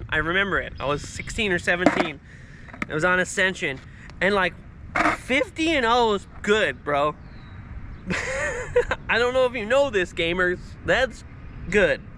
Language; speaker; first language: English; native; English